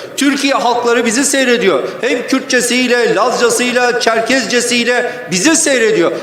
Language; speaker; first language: Turkish; non-native, local second language; Kurdish